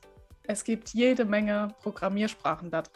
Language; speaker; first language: German; native; German